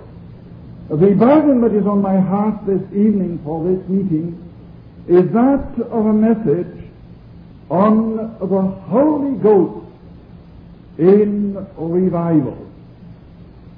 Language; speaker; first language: English; non-native, local second language; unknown